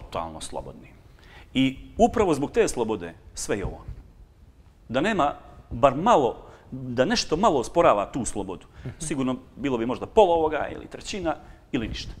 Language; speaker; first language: Serbian; native; Serbian